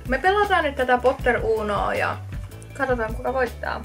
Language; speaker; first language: Finnish; native; Finnish